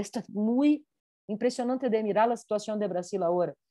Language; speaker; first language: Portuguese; non-native, learner; Spanish